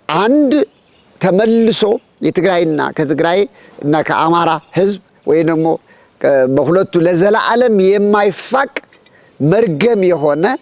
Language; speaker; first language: Amharic; native; Amharic